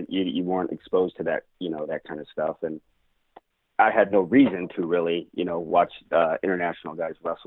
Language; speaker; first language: English; native; English